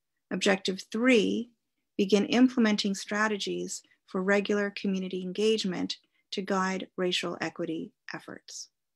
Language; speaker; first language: English; native; English